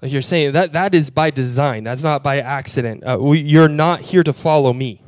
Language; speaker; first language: English; native; English